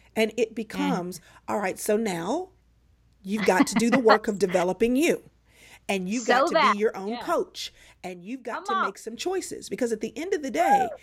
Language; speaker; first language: English; native; English